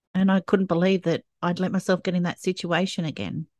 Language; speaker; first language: English; native; English